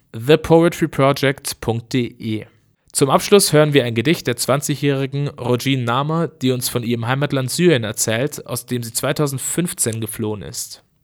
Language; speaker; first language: German; native; German